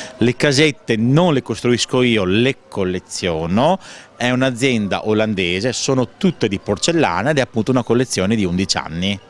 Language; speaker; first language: Italian; native; Italian